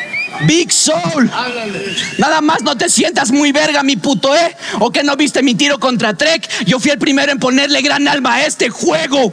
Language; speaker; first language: Spanish; native; Spanish